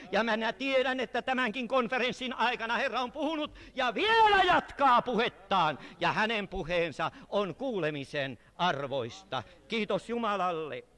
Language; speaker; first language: Finnish; native; Finnish